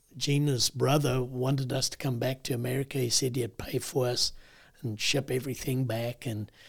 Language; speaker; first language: English; native; English